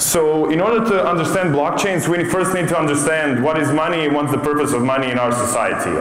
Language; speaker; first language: English; non-native, fluent; Croatian